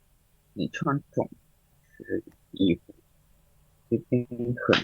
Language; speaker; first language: Chinese; non-native, learner; Indonesian